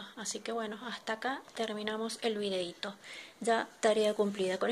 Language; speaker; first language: Spanish; native; Spanish